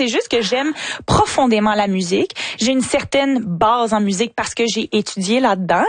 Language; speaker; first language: French; native; French